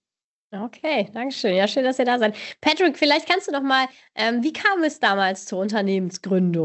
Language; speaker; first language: German; native; German